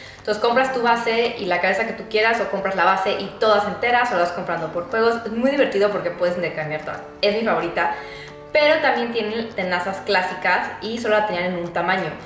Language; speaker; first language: Spanish; native; Spanish